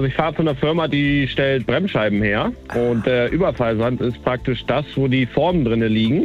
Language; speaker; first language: German; native; German